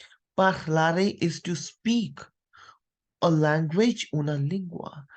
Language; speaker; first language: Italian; non-native, fluent; Hindi